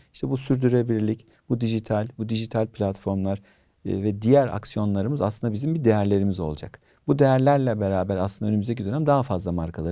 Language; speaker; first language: Turkish; native; Turkish